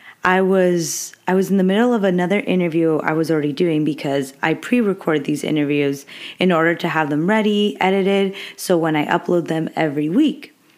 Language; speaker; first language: English; early bilingual, other home language; Spanish